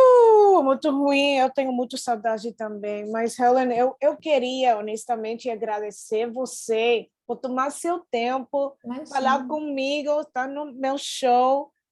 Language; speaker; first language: Portuguese; non-native, fluent; Spanish